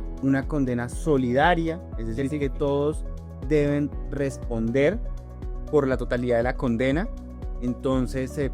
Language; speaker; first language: Spanish; native; Spanish